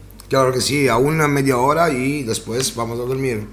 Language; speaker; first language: Spanish; non-native, fluent; Italian